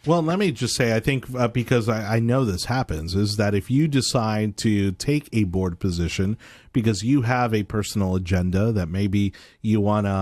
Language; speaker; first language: English; native; English